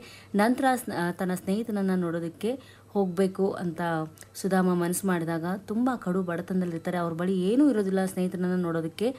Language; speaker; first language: Kannada; native; Kannada